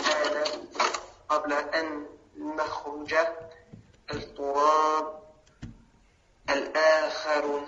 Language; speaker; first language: Arabic; non-native, learner; French